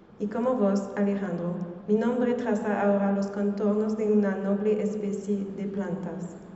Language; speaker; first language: Spanish; non-native, learner; French